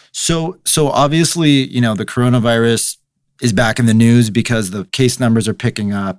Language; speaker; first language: English; native; English